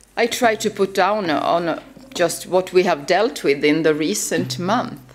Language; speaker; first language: English; non-native, fluent; Swedish